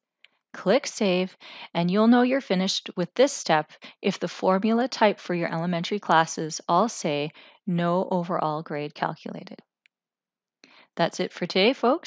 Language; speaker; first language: English; native; English